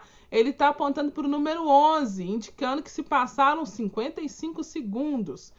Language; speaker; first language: Portuguese; native; Portuguese